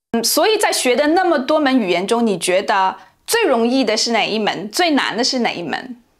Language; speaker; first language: Chinese; native; Chinese